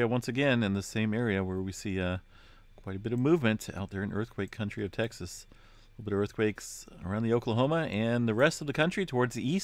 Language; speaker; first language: English; native; English